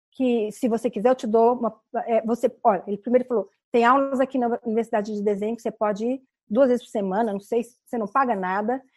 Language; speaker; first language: Portuguese; native; Portuguese